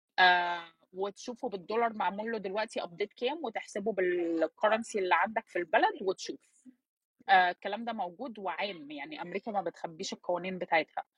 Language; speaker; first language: Arabic; early bilingual, heritage; Arabic